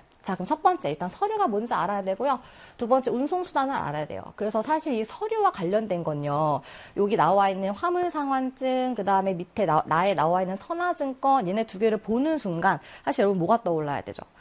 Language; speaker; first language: Korean; native; Korean